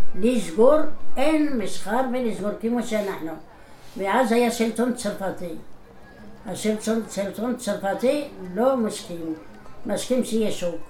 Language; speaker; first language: Hebrew; non-native, fluent; Arabic